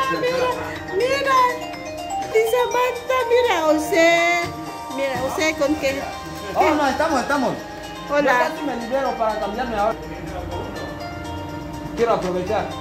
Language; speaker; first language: Spanish; non-native, learner; Filipino